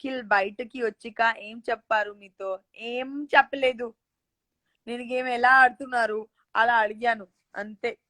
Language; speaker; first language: Telugu; non-native, local second language; Gujarati